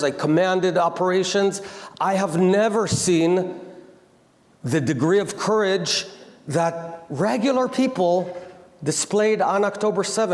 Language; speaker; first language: English; non-native, local second language; Hebrew